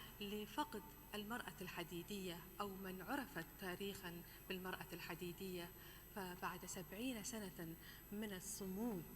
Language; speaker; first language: Arabic; native; Arabic